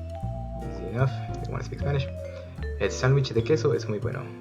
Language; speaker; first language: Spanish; early bilingual, heritage; Spanish